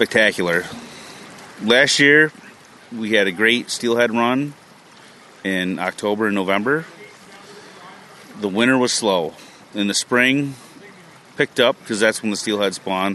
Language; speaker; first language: English; native; English